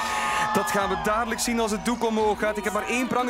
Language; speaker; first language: Dutch; native; Dutch